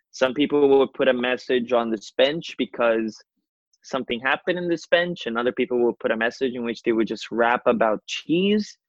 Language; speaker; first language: English; non-native, fluent; Portuguese